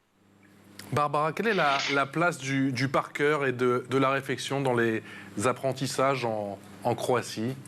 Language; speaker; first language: French; native; French